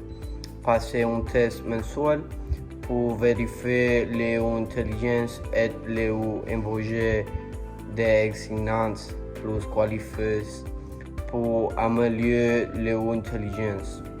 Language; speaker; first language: French; non-native, learner; Spanish